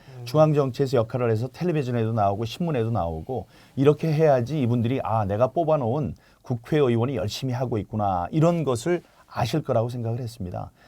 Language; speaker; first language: Korean; native; Korean